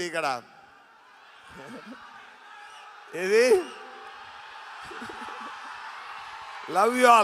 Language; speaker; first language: Telugu; non-native, learner; Tamil